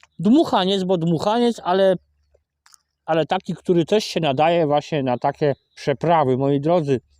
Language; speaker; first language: Polish; native; Polish